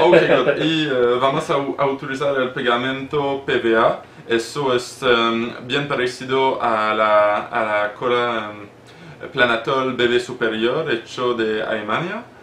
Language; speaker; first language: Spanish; non-native, learner; French